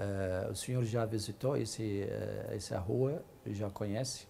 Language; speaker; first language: Portuguese; non-native, fluent; Arabic